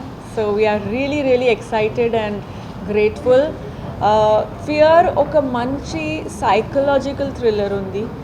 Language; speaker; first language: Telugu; non-native, fluent; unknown